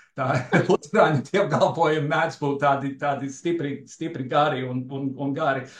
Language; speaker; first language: Latvian; early bilingual, heritage; Latvian